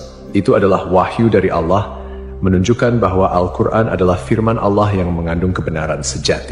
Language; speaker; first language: Indonesian; native; Indonesian